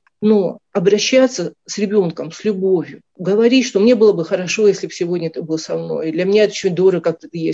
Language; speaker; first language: Russian; native; Russian